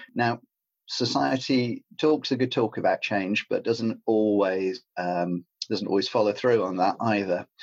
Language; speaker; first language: English; native; English